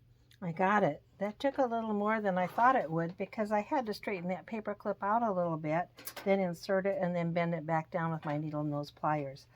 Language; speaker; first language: English; native; English